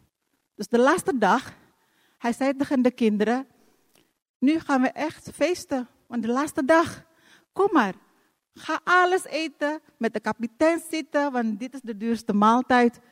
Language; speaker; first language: Dutch; non-native, fluent; Indonesian